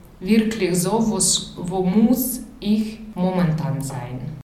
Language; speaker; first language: German; non-native, learner; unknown